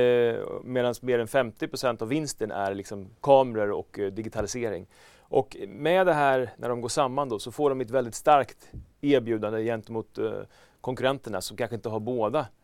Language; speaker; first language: Swedish; native; Swedish